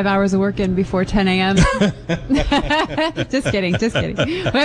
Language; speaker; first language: English; native; English